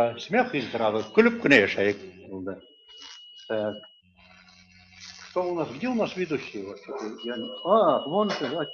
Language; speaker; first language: Russian; non-native, local second language; Bashkir